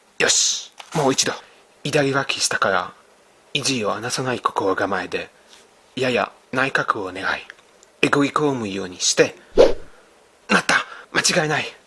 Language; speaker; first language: Japanese; non-native, fluent; Italian